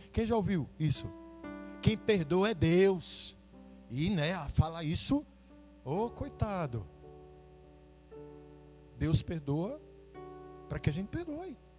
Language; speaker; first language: Portuguese; native; Portuguese